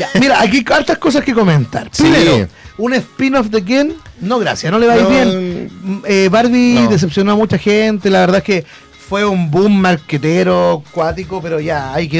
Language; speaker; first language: Spanish; native; Spanish